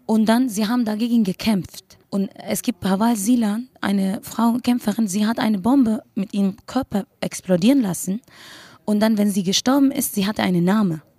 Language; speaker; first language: German; non-native, fluent; Kurdish